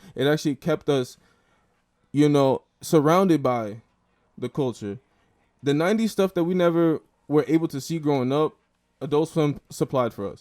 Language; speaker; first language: English; native; English